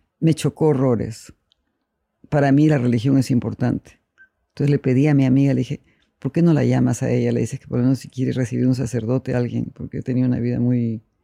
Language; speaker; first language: Spanish; native; Spanish